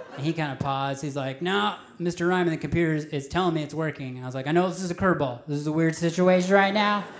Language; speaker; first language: English; native; English